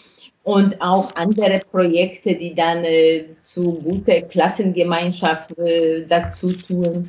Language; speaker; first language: German; non-native, fluent; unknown